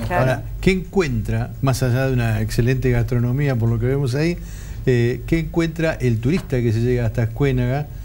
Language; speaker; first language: Spanish; native; Spanish